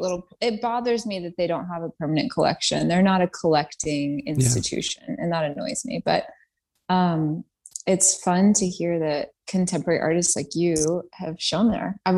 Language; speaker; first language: English; early bilingual, other home language; Persian